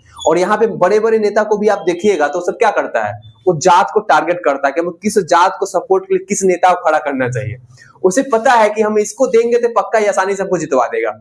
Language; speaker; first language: Hindi; native; Hindi